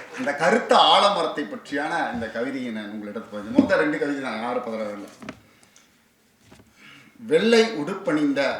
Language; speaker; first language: Tamil; native; Tamil